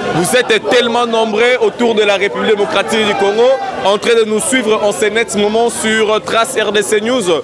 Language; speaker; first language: French; non-native, local second language; Lingala